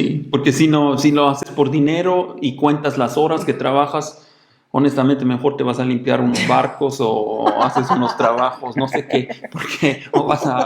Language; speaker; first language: Spanish; non-native, fluent; German